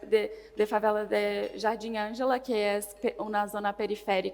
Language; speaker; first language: Spanish; non-native, learner; Portuguese